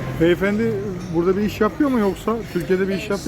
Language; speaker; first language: Turkish; native; Turkish